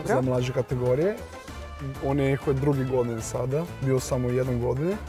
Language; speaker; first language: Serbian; non-native, learner; Portuguese